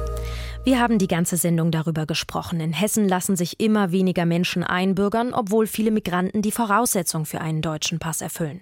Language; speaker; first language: German; native; German